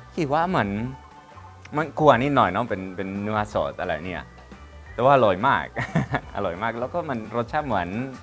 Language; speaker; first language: Thai; non-native, learner; Spanish